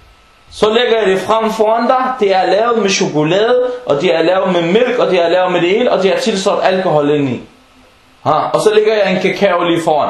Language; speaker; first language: Danish; non-native, local second language; Arabic